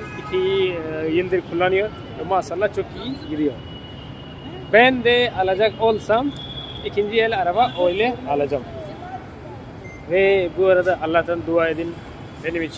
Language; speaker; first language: Turkish; non-native, fluent; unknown